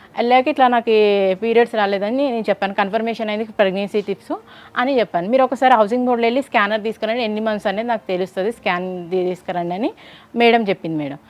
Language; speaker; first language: Telugu; native; Telugu